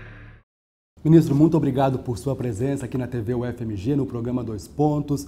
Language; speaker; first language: Portuguese; native; Portuguese